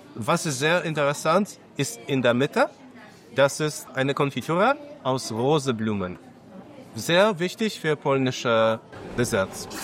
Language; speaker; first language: German; non-native, fluent; Polish